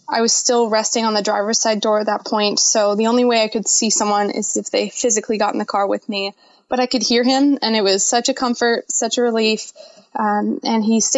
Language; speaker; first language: English; native; English